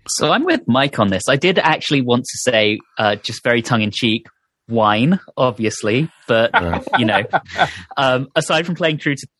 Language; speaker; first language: English; native; English